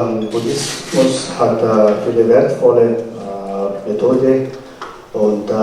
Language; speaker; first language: German; non-native, fluent; Tibetan